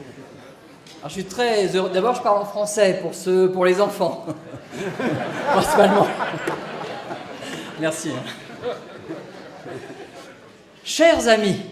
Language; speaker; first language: French; native; French